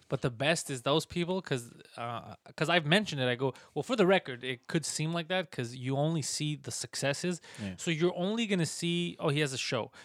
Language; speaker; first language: English; native; English